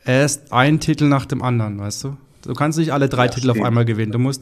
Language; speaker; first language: German; native; German